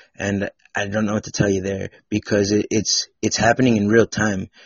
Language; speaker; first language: English; native; English